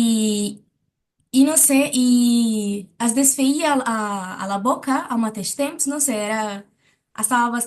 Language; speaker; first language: Catalan; non-native, learner; Portuguese